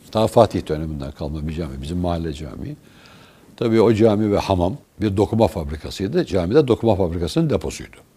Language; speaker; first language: Turkish; native; Turkish